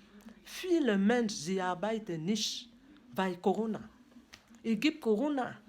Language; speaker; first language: German; non-native, learner; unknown